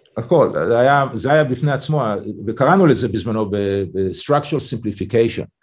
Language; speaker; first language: Hebrew; native; Hebrew